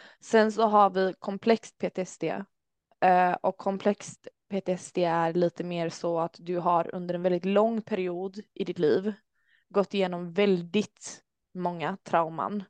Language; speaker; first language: Swedish; early bilingual, other home language; Albanian